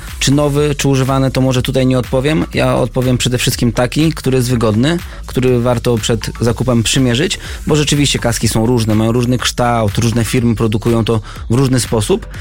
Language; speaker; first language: Polish; native; Polish